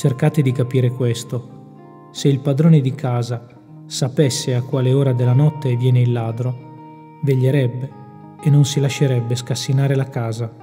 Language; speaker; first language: Italian; native; Italian